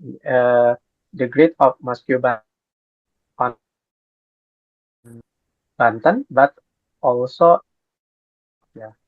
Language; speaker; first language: English; non-native, learner; Indonesian